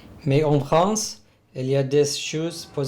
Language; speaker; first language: French; non-native, learner; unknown